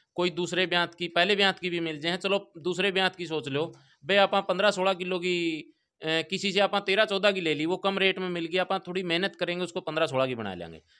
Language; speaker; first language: Hindi; native; Hindi